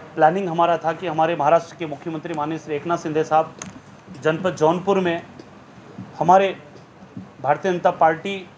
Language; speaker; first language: Hindi; native; Hindi